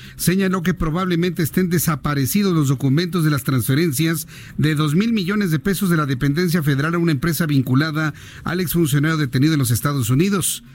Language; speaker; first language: Spanish; native; Spanish